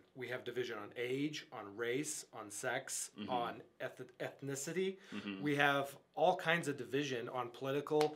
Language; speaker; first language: English; native; English